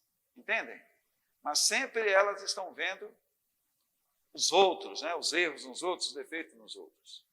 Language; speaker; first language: Portuguese; native; Portuguese